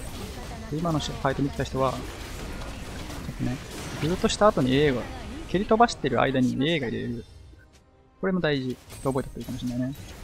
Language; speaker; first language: Japanese; native; Japanese